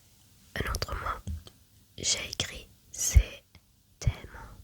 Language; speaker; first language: French; non-native, learner; German